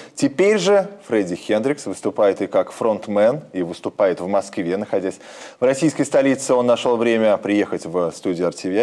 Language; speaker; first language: Russian; native; Russian